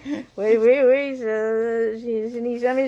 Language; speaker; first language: French; non-native, learner; English